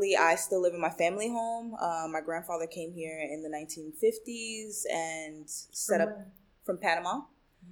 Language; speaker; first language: English; early bilingual, other home language; Spanish